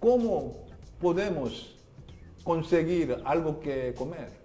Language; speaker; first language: Spanish; non-native, learner; Korean